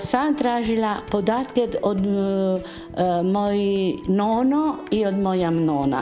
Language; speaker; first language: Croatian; early bilingual, heritage; Italian